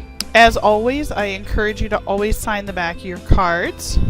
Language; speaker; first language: English; native; English